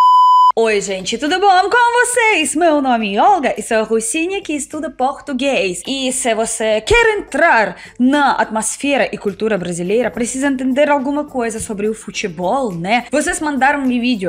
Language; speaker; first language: Portuguese; non-native, learner; Russian